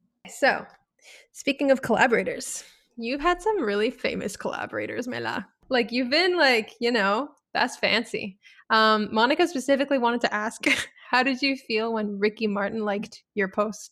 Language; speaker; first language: English; early bilingual, other home language; Spanish